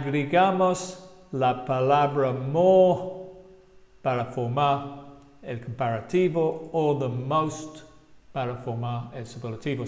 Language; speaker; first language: Spanish; non-native, fluent; English